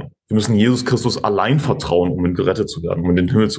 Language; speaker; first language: German; native; German